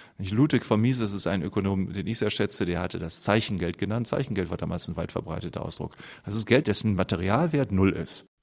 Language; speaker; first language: German; native; German